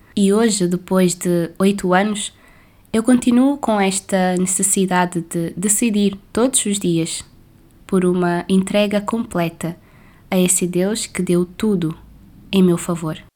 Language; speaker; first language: Portuguese; non-native, local second language; Kabuverdianu